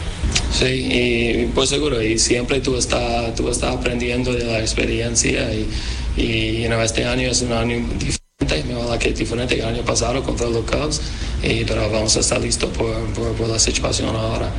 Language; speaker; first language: Spanish; non-native, fluent; English